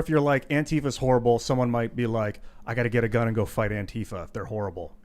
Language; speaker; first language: English; native; English